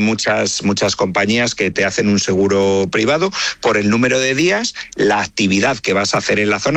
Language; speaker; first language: Spanish; native; Spanish